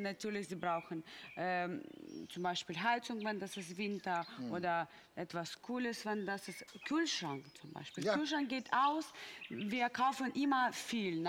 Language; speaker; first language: German; non-native, fluent; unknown